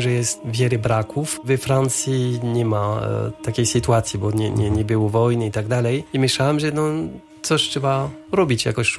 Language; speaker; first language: Polish; non-native, fluent; French